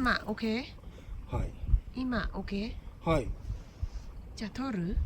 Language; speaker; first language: Japanese; non-native, learner; Thai